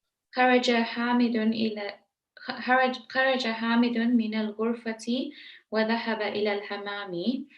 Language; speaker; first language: Arabic; non-native, learner; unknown